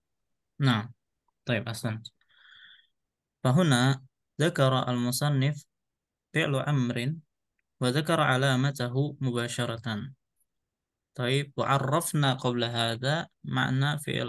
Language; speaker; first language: Arabic; non-native, fluent; Indonesian